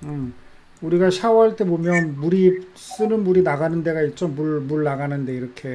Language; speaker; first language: Korean; native; Korean